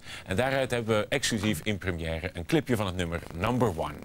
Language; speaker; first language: Dutch; native; Dutch